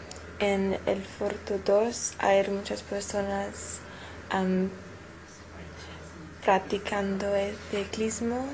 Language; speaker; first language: Spanish; non-native, learner; English